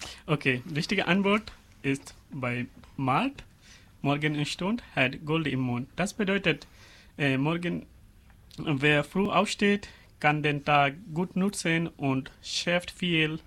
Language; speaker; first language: German; non-native, learner; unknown